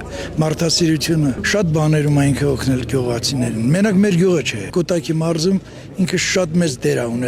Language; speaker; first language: Armenian; non-native, local second language; Kurdish